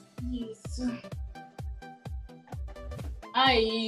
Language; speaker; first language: Portuguese; native; Portuguese